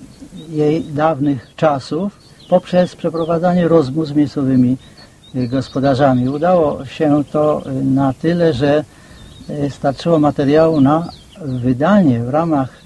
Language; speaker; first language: Polish; native; Polish